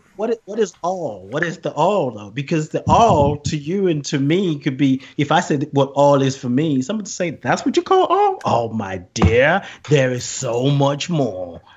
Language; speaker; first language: English; non-native, local second language; Yoruba